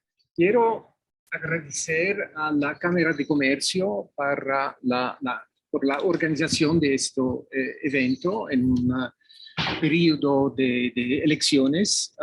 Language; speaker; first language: Spanish; non-native, fluent; French